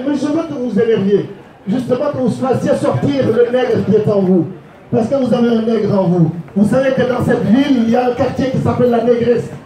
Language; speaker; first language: French; non-native, local second language; Wolof